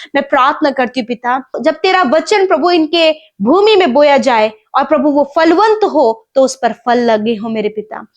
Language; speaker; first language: Hindi; native; Hindi